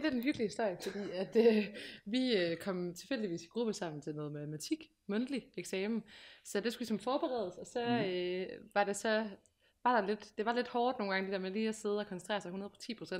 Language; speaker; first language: Danish; native; Danish